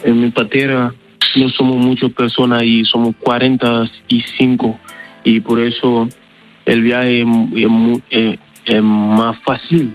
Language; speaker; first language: Spanish; non-native, learner; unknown